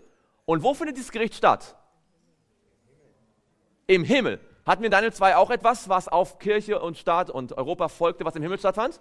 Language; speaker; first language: German; native; German